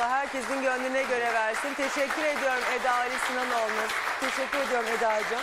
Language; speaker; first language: Turkish; native; Turkish